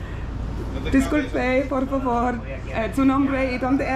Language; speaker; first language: Spanish; non-native, learner; English